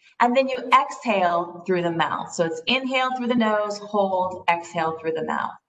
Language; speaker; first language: English; native; English